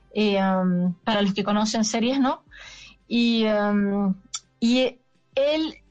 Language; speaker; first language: Spanish; native; Spanish